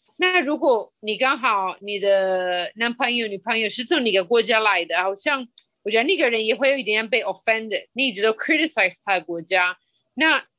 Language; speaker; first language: Chinese; non-native, fluent; Spanish